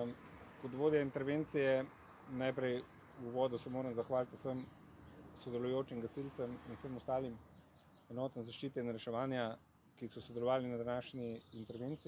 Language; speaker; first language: Slovenian; native; Slovenian